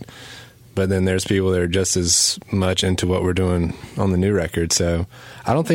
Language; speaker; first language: English; native; English